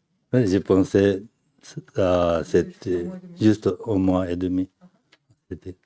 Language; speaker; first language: French; non-native, fluent; Tibetan